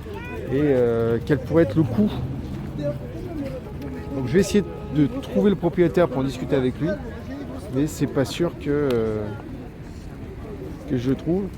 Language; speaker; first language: French; native; French